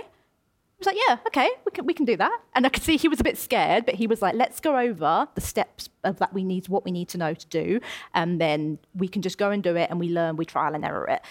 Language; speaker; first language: English; native; English